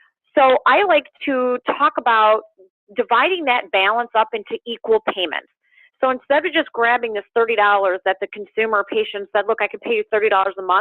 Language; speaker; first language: English; native; English